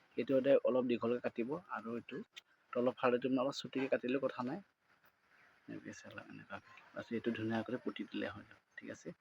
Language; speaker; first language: Assamese; non-native, local second language; Karbi